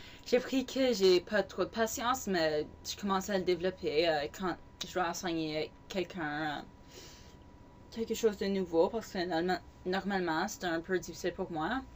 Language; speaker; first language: French; non-native, local second language; English